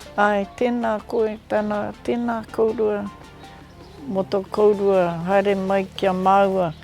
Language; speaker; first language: Māori; native; Māori